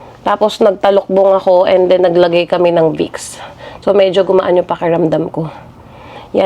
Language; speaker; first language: Filipino; native; Filipino